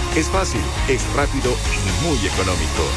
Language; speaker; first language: Spanish; native; Spanish